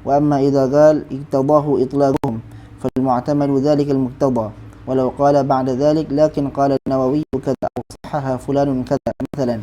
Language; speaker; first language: Arabic; non-native, fluent; Malay